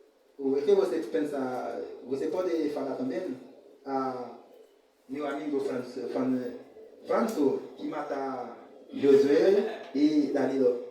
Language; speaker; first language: Portuguese; non-native, learner; Haitian Creole